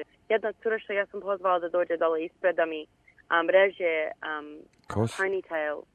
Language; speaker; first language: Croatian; early bilingual, heritage; Bosnian